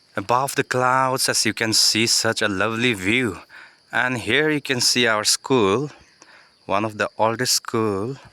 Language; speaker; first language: English; non-native, local second language; Nepali